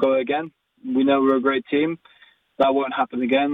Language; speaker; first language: English; native; English